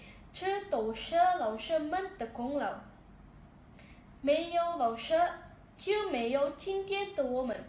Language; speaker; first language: Chinese; non-native, learner; Indonesian